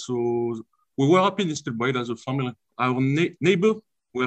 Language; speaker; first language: English; non-native, fluent; French